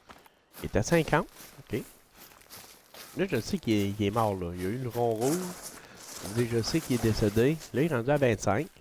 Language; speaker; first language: French; native; French